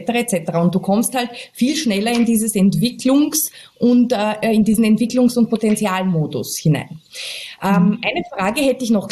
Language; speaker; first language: German; native; German